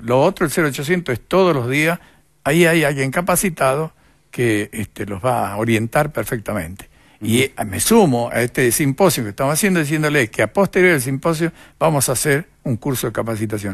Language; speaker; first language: Spanish; native; Spanish